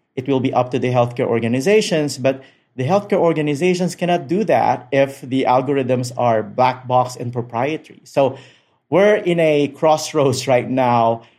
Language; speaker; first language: English; non-native, local second language; Filipino